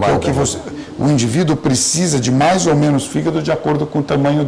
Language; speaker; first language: Portuguese; native; Portuguese